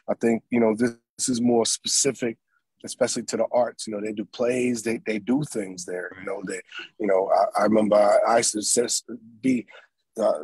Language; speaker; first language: English; native; English